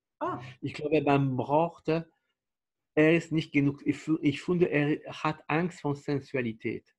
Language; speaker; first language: German; non-native, fluent; French